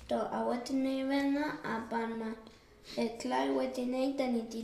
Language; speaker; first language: Welsh; non-native, learner; Spanish